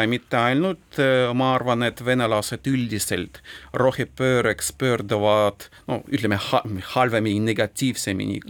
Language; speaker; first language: Estonian; non-native, local second language; Russian